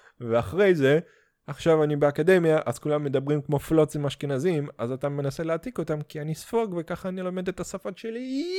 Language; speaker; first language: Hebrew; non-native, fluent; Russian